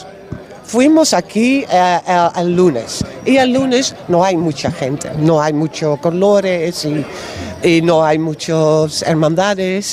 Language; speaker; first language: Spanish; non-native, learner; Dutch